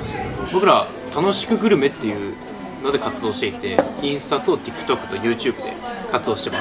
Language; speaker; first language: Japanese; native; Japanese